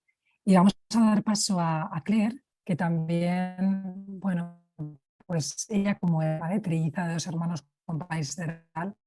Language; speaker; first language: Spanish; native; Spanish